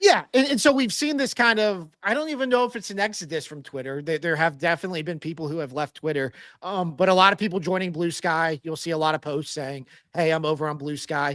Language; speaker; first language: English; native; English